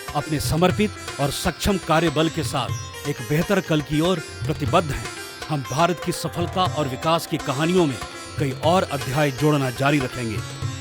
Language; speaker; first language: Hindi; native; Hindi